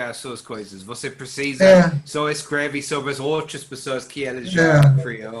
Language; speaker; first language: Portuguese; non-native, learner; English